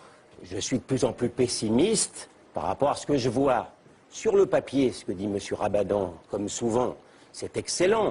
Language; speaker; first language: French; native; French